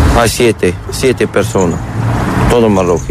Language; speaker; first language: Spanish; non-native, learner; Arabic